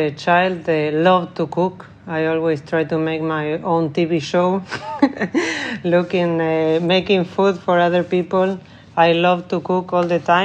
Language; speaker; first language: English; non-native, learner; Spanish